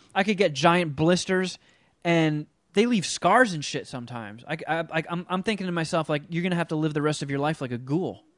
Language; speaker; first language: English; native; English